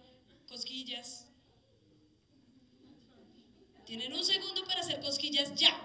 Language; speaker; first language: Spanish; native; Spanish